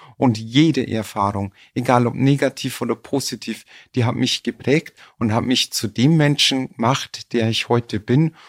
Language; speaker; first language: German; native; German